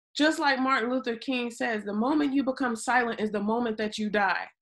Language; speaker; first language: English; native; English